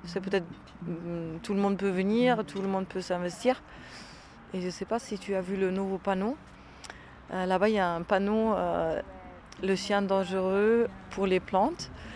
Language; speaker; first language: French; non-native, fluent; German